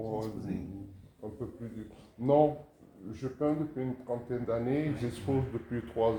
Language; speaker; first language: French; native; French